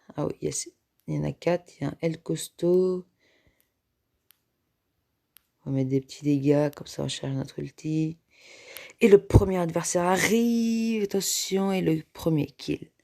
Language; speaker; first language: French; native; French